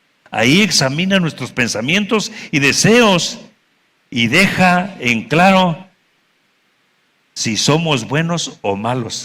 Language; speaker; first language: Spanish; native; Spanish